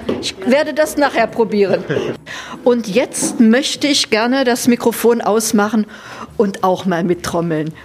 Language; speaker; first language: German; native; German